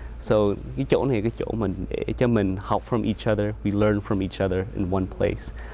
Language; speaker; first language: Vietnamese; early bilingual, heritage; Vietnamese